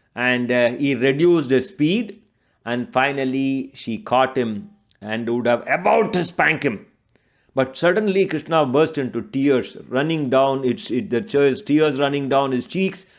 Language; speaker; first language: English; non-native, local second language; Tamil